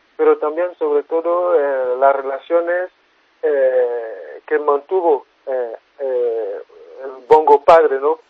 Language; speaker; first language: Spanish; non-native, fluent; French